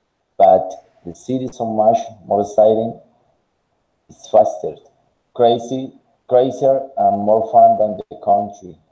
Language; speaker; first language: English; non-native, learner; Spanish